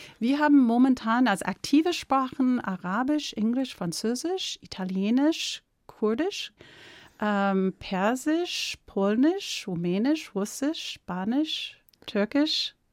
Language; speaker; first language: German; non-native, fluent; English